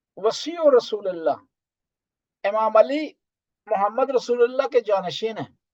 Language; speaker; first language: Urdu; non-native, local second language; Punjabi